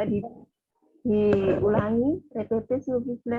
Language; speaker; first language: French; non-native, fluent; Indonesian